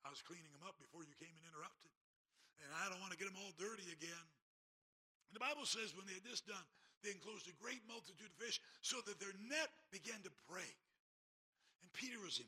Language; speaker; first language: English; native; English